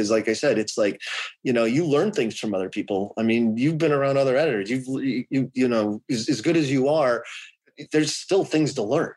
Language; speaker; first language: English; native; English